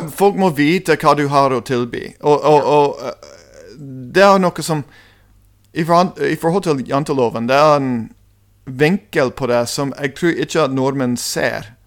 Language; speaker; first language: Norwegian; non-native, fluent; English